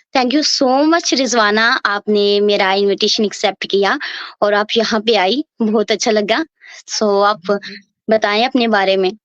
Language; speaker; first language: Urdu; non-native, local second language; Punjabi